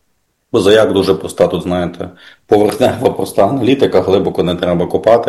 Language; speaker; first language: Ukrainian; native; Ukrainian